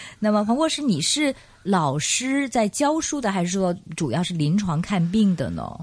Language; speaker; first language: Chinese; non-native, local second language; Cantonese